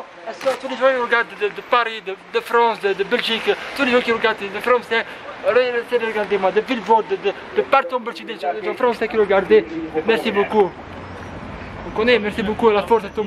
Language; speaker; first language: French; non-native, local second language; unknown